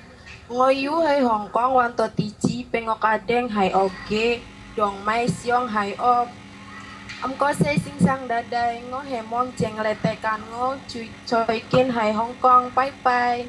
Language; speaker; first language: Cantonese; non-native, learner; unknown